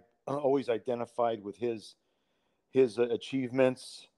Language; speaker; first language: English; native; English